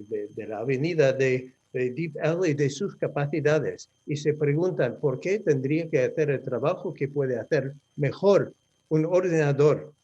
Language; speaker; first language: Spanish; non-native, fluent; English